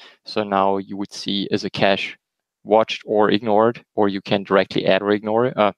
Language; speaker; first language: English; non-native, fluent; German